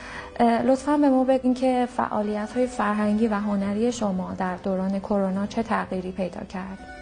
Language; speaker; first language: Persian; native; Persian